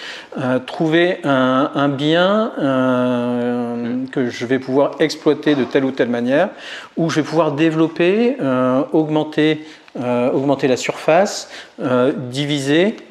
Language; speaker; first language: French; native; French